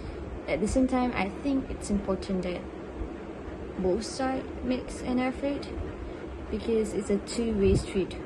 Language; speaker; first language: English; non-native, local second language; Malay